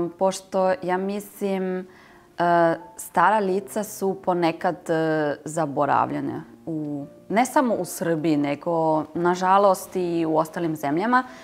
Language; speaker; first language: Serbian; non-native, fluent; German